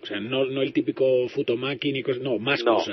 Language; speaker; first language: Spanish; native; Spanish